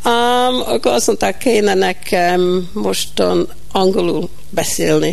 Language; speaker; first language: Hungarian; early bilingual, heritage; Hungarian